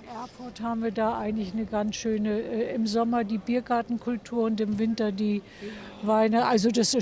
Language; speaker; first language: German; native; German